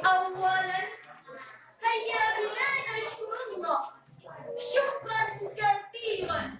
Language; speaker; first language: Arabic; non-native, learner; Indonesian